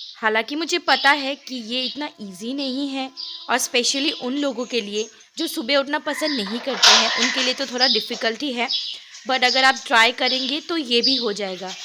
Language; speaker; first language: Hindi; non-native, local second language; Assamese